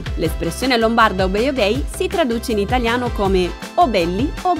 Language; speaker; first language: Italian; native; Italian